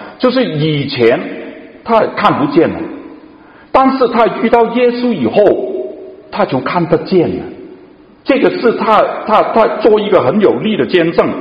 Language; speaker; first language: Chinese; non-native, local second language; Cantonese